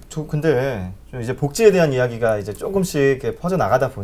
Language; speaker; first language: Korean; native; Korean